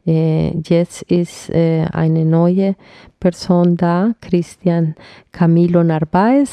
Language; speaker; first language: German; non-native, fluent; Spanish